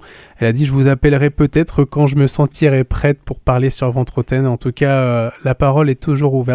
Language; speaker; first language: French; native; French